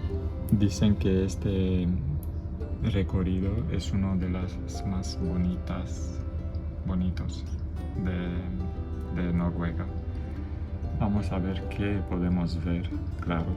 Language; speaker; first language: Spanish; non-native, fluent; Romanian